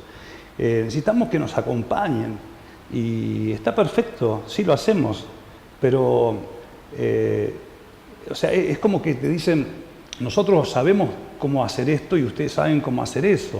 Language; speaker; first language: Spanish; native; Spanish